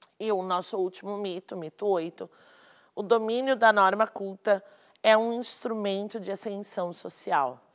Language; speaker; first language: Portuguese; native; Portuguese